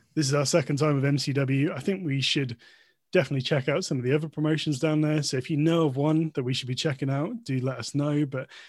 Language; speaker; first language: English; native; English